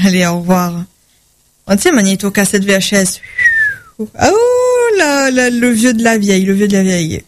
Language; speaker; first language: French; native; French